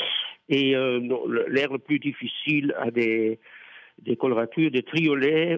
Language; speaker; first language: French; non-native, fluent; Dutch